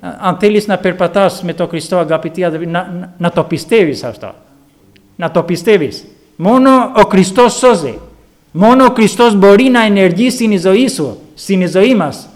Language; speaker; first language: Greek; non-native, fluent; Albanian